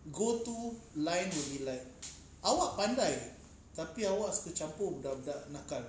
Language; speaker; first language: English; native; English